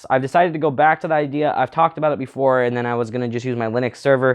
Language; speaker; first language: English; native; English